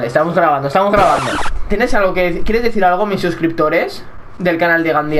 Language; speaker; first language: Spanish; native; Spanish